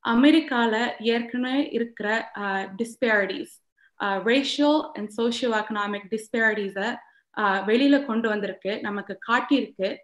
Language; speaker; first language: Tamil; early bilingual, heritage; Tamil